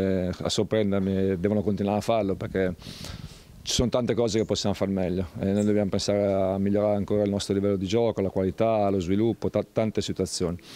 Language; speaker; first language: Italian; native; Italian